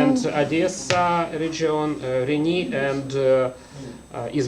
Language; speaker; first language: English; non-native, learner; Russian